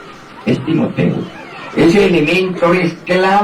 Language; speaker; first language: Spanish; native; Spanish